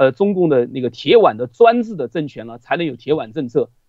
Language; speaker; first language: Chinese; native; Chinese